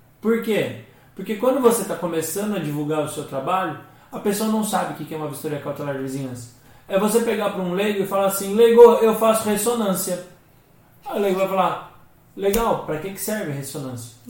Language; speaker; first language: Portuguese; native; Portuguese